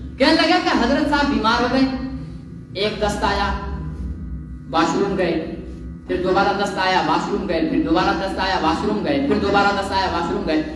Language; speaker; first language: Urdu; non-native, local second language; Sindhi